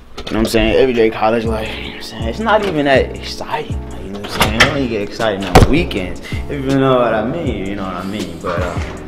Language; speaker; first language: English; native; English